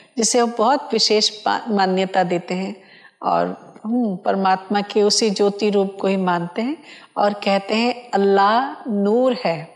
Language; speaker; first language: Hindi; non-native, local second language; Odia